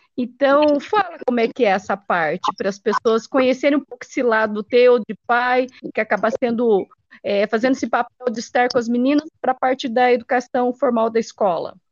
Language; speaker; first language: Portuguese; native; Portuguese